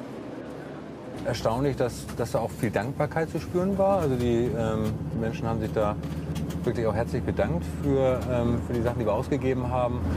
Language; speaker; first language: German; native; German